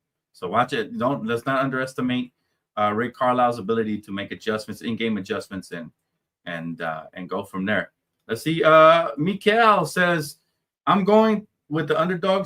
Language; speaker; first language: English; native; English